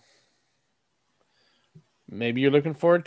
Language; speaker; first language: English; native; English